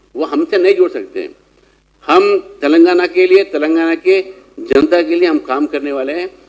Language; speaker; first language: Hindi; non-native, local second language; Telugu